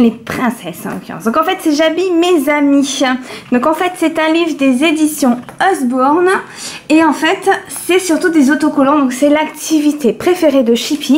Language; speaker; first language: French; native; French